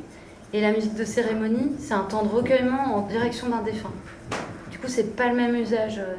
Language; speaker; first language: French; native; French